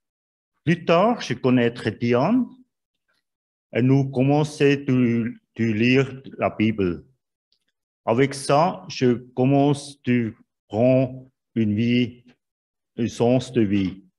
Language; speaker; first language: French; non-native, learner; Swiss German